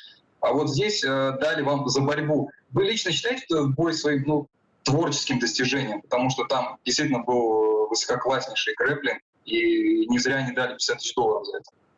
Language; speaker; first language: Russian; native; Russian